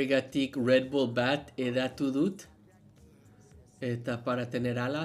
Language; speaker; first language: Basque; non-native, learner; English